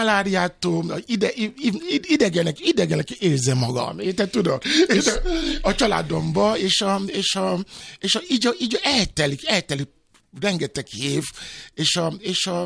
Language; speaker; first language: Hungarian; non-native, learner; Yoruba